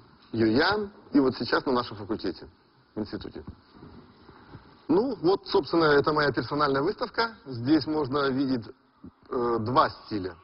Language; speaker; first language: Russian; native; Russian